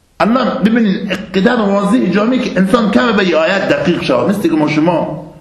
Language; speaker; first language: Persian; native; Persian